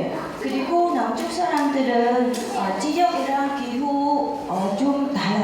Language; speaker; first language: Korean; non-native, learner; Vietnamese